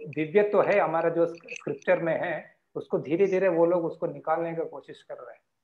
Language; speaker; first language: Hindi; non-native, local second language; Marathi